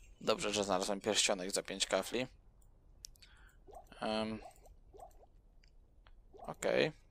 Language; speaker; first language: Polish; native; Polish